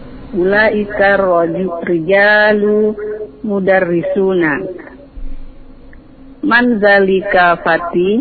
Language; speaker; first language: Arabic; non-native, learner; Indonesian